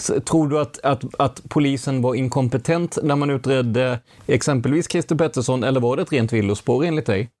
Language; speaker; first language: Swedish; native; Swedish